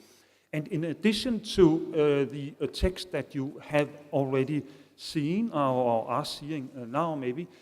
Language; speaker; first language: English; non-native, fluent; Danish